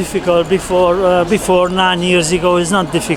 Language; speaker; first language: English; non-native, learner; Hungarian